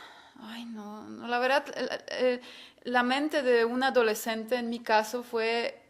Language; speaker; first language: Spanish; non-native, fluent; Polish